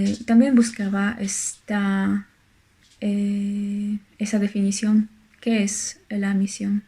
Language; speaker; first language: Spanish; non-native, fluent; Polish